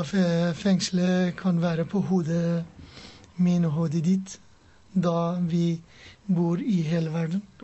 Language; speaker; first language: Norwegian; non-native, learner; Persian